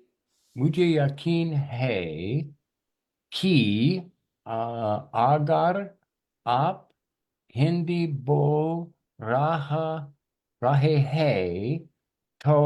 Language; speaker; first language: Hindi; non-native, learner; English